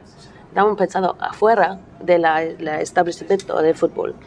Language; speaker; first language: Spanish; non-native, learner; English